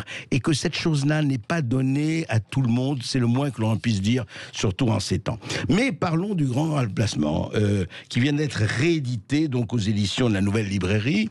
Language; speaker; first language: French; native; French